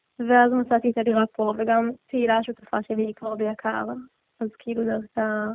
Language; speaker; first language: Hebrew; native; Hebrew